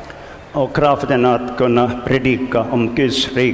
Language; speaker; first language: Swedish; non-native, local second language; Finnish